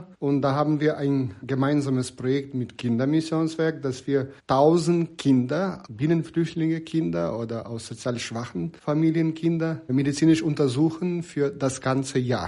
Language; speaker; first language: German; non-native, fluent; Ukrainian